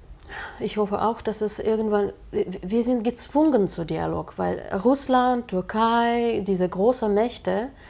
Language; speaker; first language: German; non-native, fluent; Russian